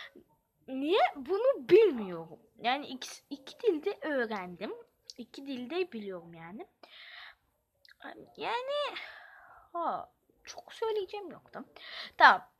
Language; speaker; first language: Turkish; early bilingual, heritage; Turkish